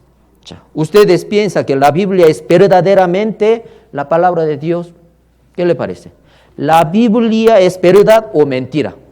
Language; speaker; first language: Spanish; non-native, learner; Korean